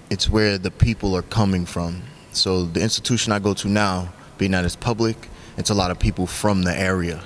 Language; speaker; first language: English; native; English